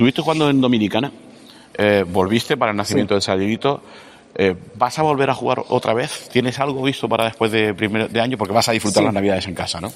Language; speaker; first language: Spanish; native; Spanish